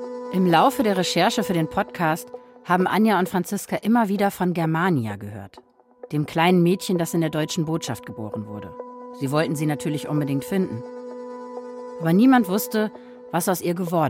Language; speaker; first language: German; native; German